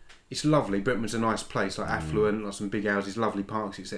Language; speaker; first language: English; native; English